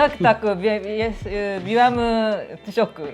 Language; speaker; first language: Polish; non-native, learner; Japanese